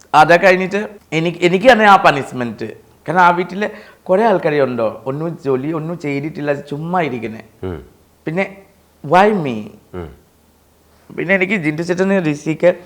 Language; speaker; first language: Malayalam; non-native, fluent; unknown